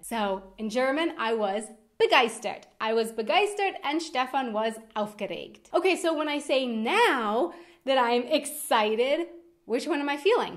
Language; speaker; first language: English; native; English